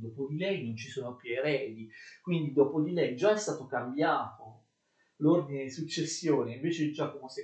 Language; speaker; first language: Italian; native; Italian